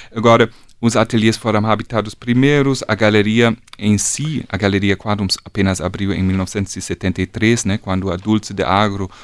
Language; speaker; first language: Portuguese; non-native, fluent; German